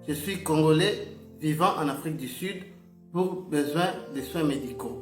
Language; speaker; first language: French; non-native, local second language; Lingala